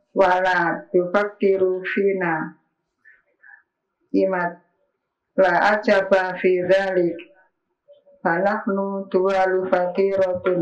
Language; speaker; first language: Arabic; non-native, learner; Indonesian